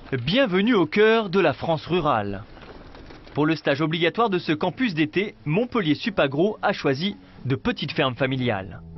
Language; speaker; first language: French; native; French